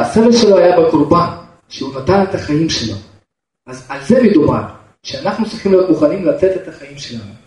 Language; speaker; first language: Hebrew; non-native, fluent; Russian